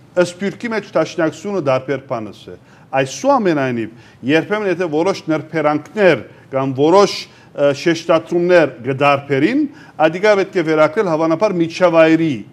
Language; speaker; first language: Armenian; early bilingual, heritage; Armenian